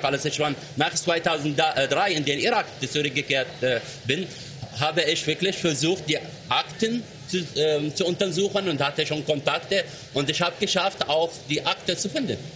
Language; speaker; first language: German; non-native, fluent; Arabic